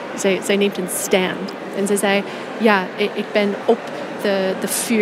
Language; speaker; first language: Dutch; non-native, fluent; English